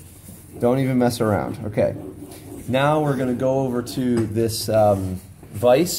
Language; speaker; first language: English; native; English